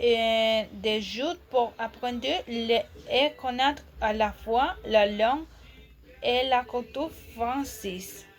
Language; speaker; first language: French; non-native, learner; Spanish